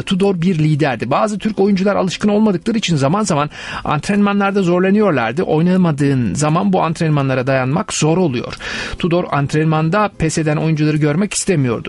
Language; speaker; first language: Turkish; native; Turkish